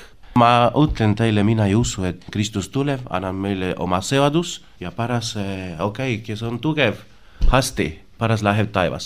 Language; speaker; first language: Estonian; non-native, learner; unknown